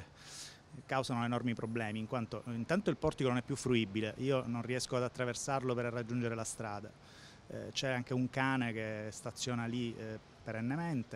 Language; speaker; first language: Italian; native; Italian